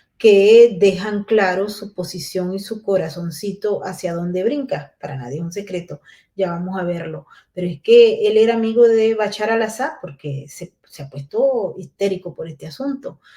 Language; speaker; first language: Spanish; native; Spanish